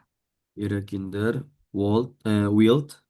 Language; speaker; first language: German; non-native, learner; Indonesian